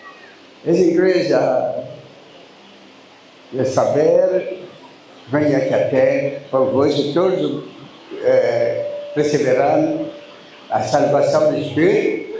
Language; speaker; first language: Portuguese; non-native, learner; Lingala